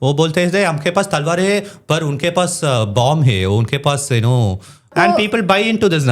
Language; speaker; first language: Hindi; non-native, local second language; Tamil